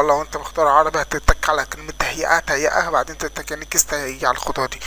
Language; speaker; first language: Arabic; native; Arabic